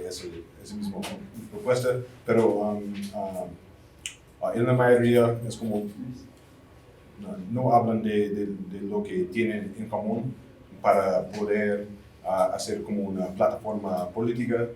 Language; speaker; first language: Spanish; non-native, fluent; English